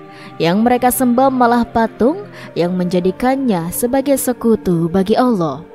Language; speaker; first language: Indonesian; native; Indonesian